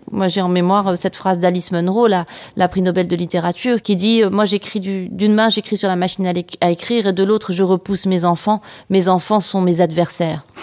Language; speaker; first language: French; native; French